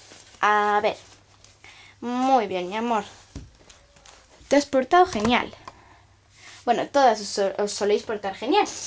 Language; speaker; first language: Spanish; native; Spanish